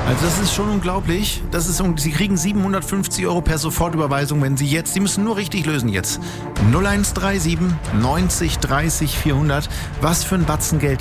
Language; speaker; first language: German; native; German